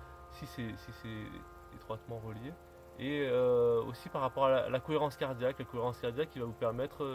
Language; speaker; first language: French; native; French